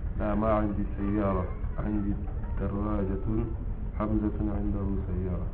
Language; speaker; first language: Arabic; non-native, learner; French